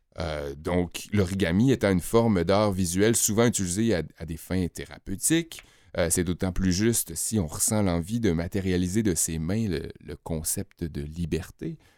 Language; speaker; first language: French; native; French